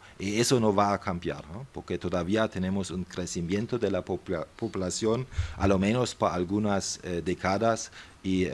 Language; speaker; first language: Spanish; non-native, fluent; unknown